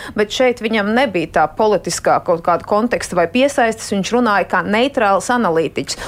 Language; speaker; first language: Latvian; non-native, local second language; Russian